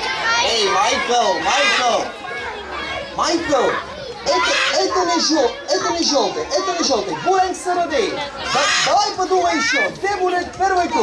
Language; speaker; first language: Russian; non-native, learner; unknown